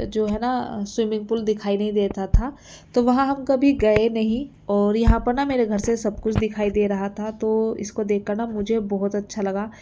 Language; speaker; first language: Hindi; native; Hindi